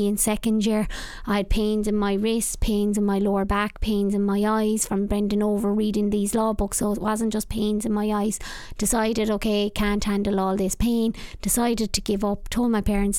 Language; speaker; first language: English; native; English